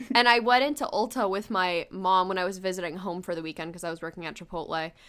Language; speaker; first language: English; early bilingual, other home language; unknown